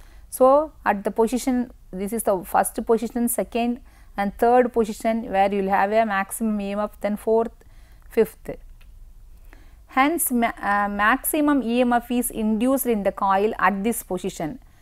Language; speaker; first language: English; non-native, local second language; Tamil